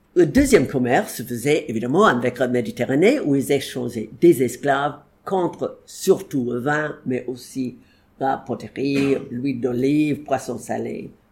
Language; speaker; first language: French; non-native, fluent; English